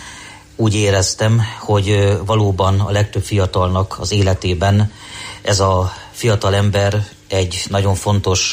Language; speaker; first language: Hungarian; native; Hungarian